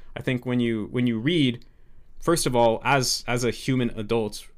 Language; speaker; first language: English; native; English